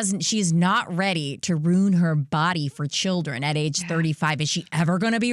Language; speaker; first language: English; native; English